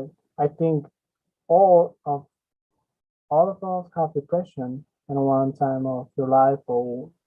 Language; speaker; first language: English; non-native, learner; Spanish